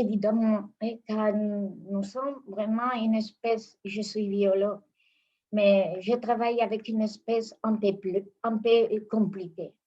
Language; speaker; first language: French; non-native, fluent; Spanish